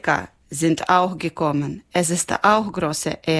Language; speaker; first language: German; non-native, learner; Ukrainian